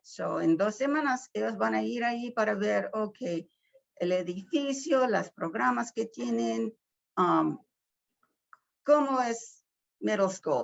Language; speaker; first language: Spanish; early bilingual, heritage; Spanish